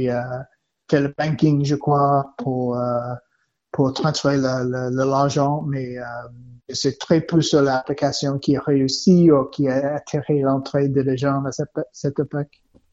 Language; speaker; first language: French; non-native, learner; English